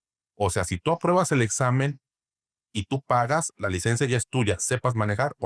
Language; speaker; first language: Spanish; native; Spanish